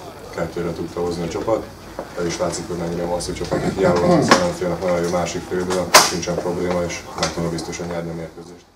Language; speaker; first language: Hungarian; native; Hungarian